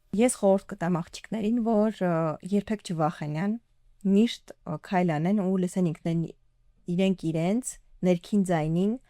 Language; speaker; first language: Armenian; early bilingual, heritage; Armenian